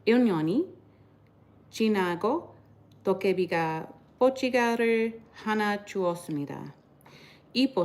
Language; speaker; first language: Korean; non-native, learner; English